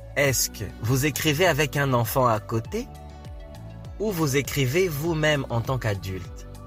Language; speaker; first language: French; non-native, fluent; Lingala